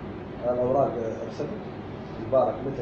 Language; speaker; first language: Arabic; native; Arabic